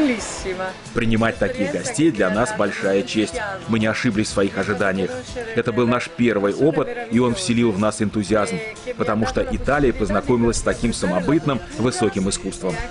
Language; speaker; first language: Russian; native; Russian